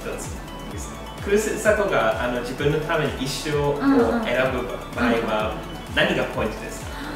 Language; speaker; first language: Japanese; non-native, fluent; English